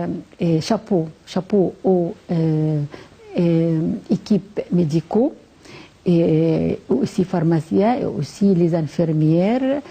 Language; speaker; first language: French; non-native, fluent; Arabic